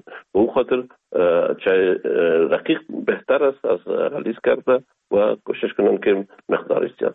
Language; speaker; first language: Persian; native; Persian